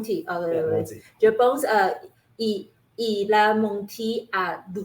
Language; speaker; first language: French; non-native, learner; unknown